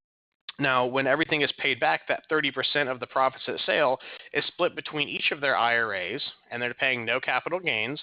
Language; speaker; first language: English; native; English